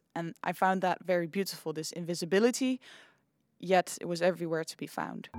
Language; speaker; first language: English; non-native, fluent; Dutch